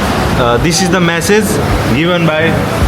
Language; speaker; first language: English; non-native, learner; Nepali